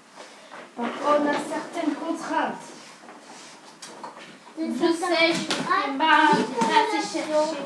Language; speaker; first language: French; native; French